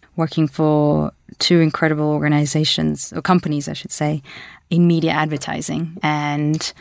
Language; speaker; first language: English; early bilingual, other home language; Russian